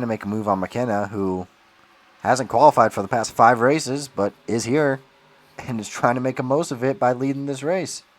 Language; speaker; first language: English; native; English